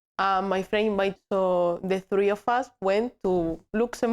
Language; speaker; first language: English; non-native, learner; Spanish